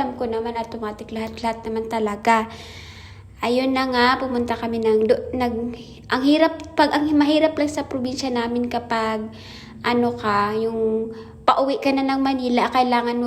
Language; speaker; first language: Filipino; non-native, local second language; Hiligaynon